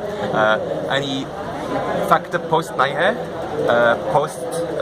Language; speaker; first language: Marathi; non-native, learner; English